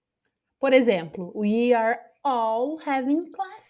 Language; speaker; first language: English; non-native, fluent; Portuguese